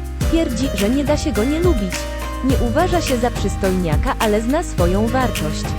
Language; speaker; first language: Polish; native; Polish